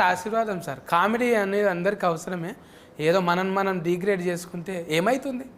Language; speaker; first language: Telugu; native; Telugu